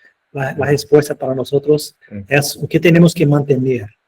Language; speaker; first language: Spanish; non-native, fluent; Portuguese